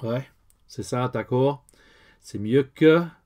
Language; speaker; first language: French; non-native, learner; English